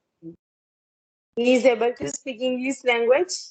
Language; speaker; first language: English; non-native, learner; Gujarati